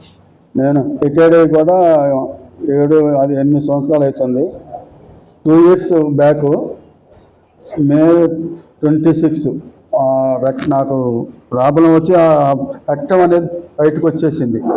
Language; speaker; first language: Telugu; native; Telugu